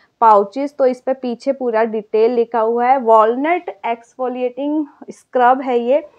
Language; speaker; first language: Hindi; native; Hindi